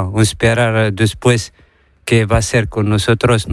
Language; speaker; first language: Spanish; non-native, learner; Arabic